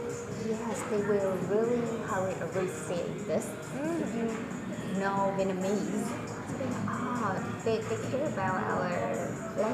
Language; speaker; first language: English; non-native, fluent; Vietnamese